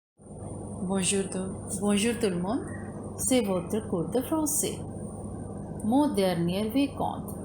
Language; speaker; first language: French; non-native, fluent; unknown